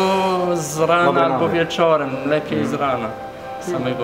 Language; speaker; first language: Polish; non-native, learner; Italian